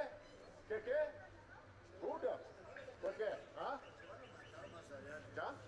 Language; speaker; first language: Spanish; non-native, learner; English